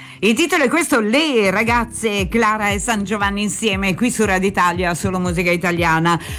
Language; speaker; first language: Italian; native; Italian